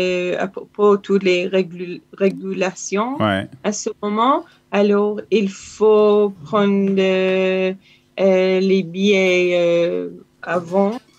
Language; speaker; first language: French; non-native, learner; Hebrew